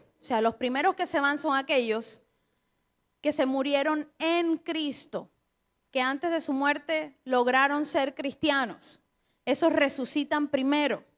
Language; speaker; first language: Spanish; native; Spanish